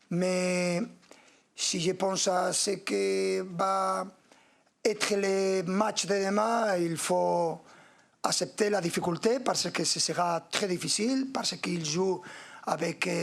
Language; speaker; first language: French; non-native, fluent; Spanish